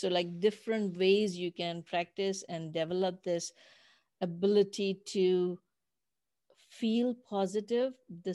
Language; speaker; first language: English; non-native, local second language; Urdu